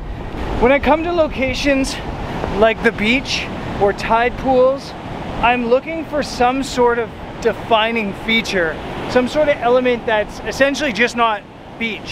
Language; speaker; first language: English; native; English